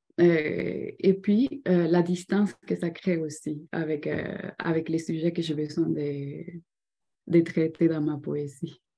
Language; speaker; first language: French; non-native, fluent; Spanish